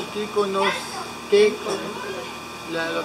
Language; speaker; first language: Spanish; non-native, learner; French